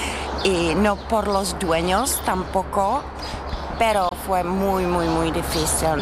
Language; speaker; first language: Spanish; non-native, learner; Czech